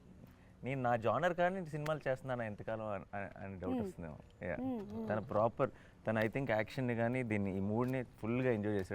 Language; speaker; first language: Telugu; native; Telugu